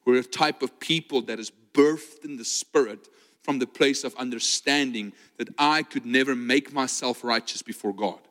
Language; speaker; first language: English; non-native, local second language; Afrikaans